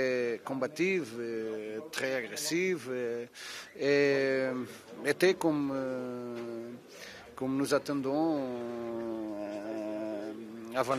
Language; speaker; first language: French; non-native, fluent; Portuguese